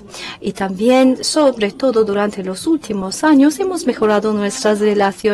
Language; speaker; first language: Spanish; non-native, fluent; Turkish